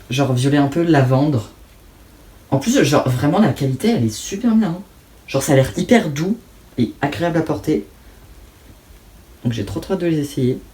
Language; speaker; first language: French; native; French